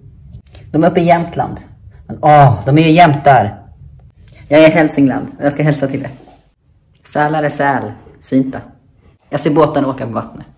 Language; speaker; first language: Swedish; native; Swedish